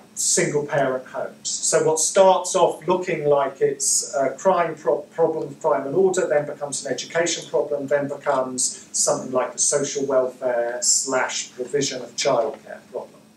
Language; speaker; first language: English; native; English